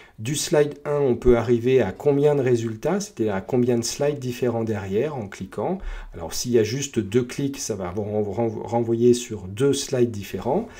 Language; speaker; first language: French; native; French